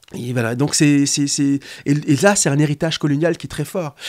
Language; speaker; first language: French; non-native, local second language; Lingala